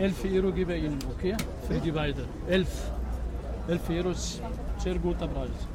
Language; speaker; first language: German; non-native, learner; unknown